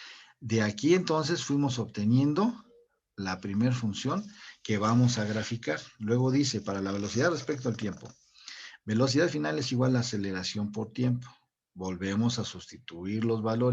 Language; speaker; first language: Spanish; native; Spanish